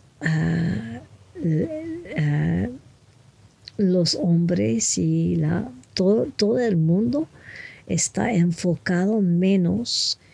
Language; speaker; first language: Spanish; non-native, fluent; French